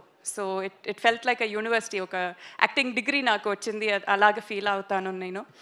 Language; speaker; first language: Telugu; non-native, local second language; Tamil